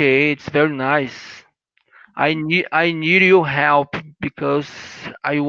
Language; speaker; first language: English; non-native, learner; Portuguese